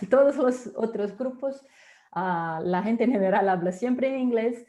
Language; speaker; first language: Spanish; non-native, fluent; Portuguese